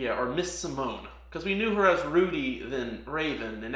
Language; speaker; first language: English; native; English